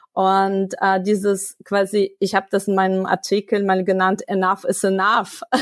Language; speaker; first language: German; non-native, fluent; Russian